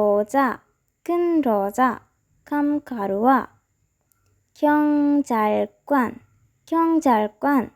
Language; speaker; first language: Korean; non-native, fluent; Sinhala